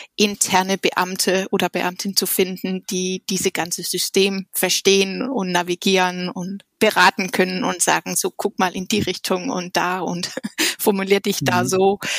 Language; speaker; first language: German; non-native, fluent; Danish